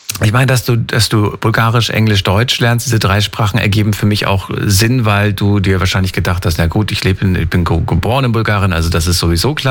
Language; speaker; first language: German; native; German